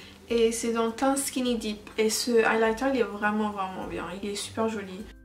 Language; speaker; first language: French; early bilingual, heritage; French